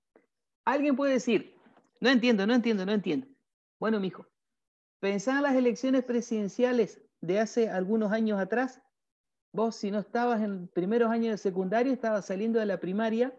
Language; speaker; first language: Spanish; native; Spanish